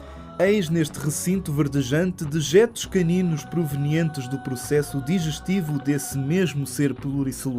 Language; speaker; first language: Portuguese; native; Portuguese